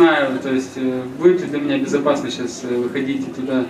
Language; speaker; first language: Russian; native; Russian